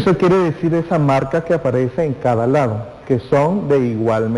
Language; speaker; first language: Spanish; native; Spanish